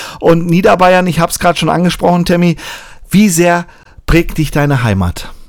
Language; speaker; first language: German; native; German